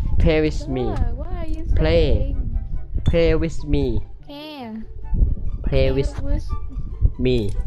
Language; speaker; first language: English; non-native, learner; Thai